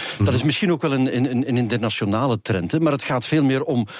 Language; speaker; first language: Dutch; native; Dutch